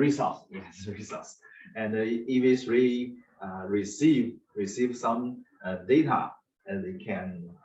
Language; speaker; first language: English; non-native, learner; Chinese